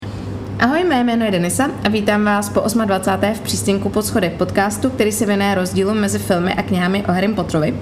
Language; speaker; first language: Czech; native; Czech